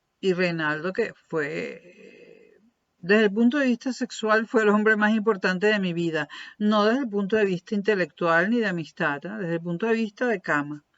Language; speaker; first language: Spanish; native; Spanish